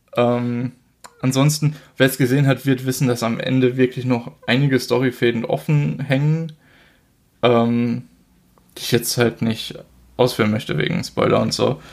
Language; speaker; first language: German; native; German